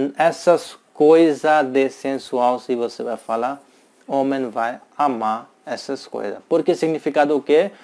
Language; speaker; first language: Portuguese; non-native, learner; Hindi